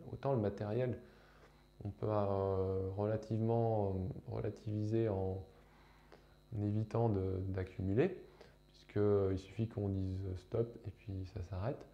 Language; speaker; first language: French; native; French